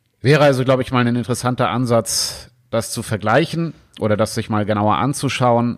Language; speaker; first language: German; native; German